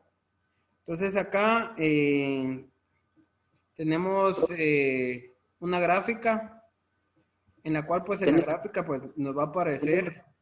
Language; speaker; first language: Spanish; native; Spanish